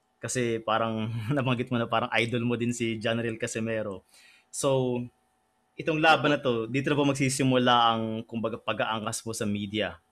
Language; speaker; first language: Filipino; native; Filipino